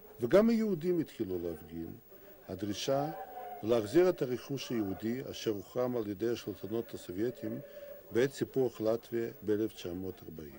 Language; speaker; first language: Hebrew; non-native, fluent; Russian